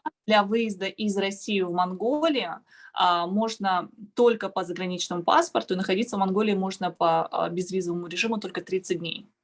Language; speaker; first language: Russian; native; Russian